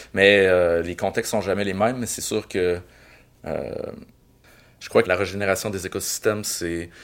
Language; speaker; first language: French; native; French